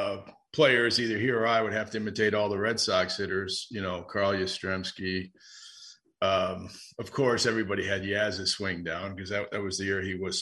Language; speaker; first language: English; native; English